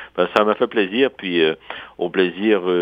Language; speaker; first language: French; native; French